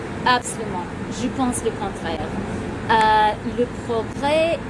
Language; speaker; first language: French; non-native, local second language; English